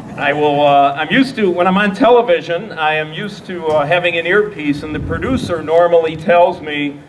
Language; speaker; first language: English; native; English